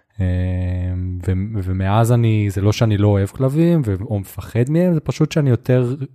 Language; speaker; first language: Hebrew; native; Hebrew